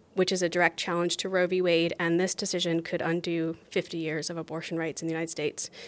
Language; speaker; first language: English; native; English